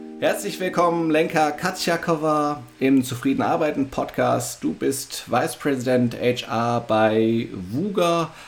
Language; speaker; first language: German; native; German